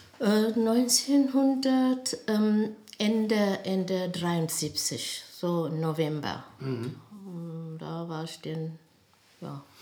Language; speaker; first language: German; non-native, learner; Amharic